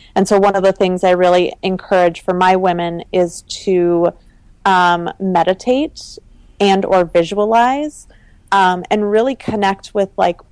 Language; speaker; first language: English; native; English